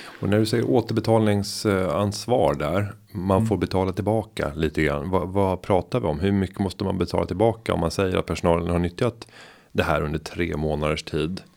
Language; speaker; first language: Swedish; native; Swedish